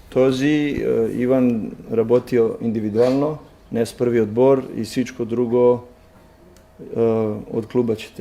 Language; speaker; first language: Bulgarian; non-native, learner; Serbian